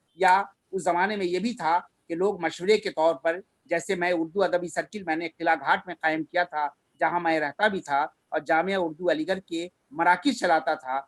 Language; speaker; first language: Urdu; native; Urdu